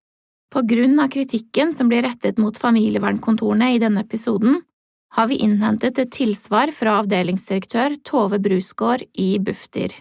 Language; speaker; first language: Norwegian; native; Norwegian